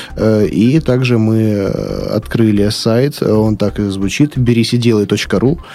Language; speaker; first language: Russian; native; Russian